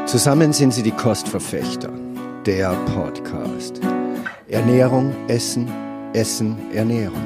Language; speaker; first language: German; native; German